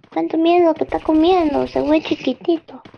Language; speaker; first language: Spanish; native; Spanish